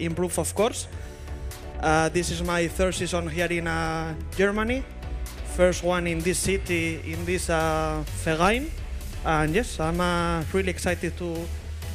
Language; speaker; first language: English; non-native, fluent; Spanish